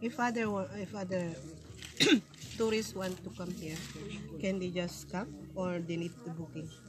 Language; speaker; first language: English; non-native, local second language; Filipino